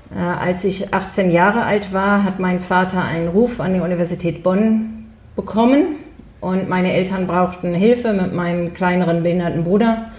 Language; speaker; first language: German; early bilingual, heritage; German